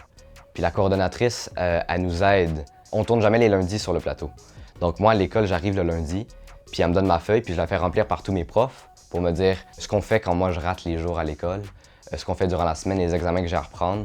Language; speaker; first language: French; native; French